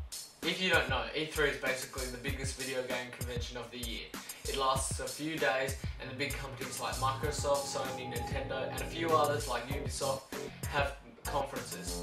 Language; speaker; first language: English; native; English